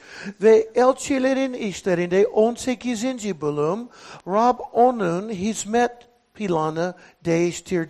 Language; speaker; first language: Turkish; non-native, fluent; English